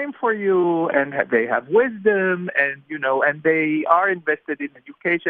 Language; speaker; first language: English; non-native, fluent; Hebrew